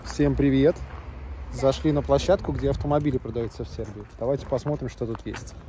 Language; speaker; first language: Russian; native; Russian